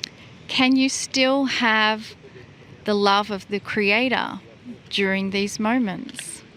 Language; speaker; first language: English; native; English